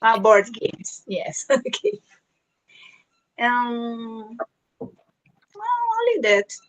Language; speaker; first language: English; non-native, learner; Portuguese